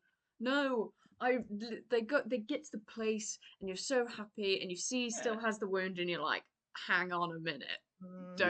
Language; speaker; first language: English; native; English